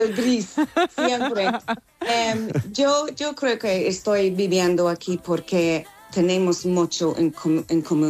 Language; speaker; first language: Spanish; non-native, fluent; English